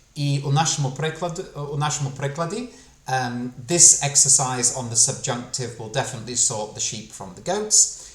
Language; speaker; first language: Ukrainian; non-native, fluent; English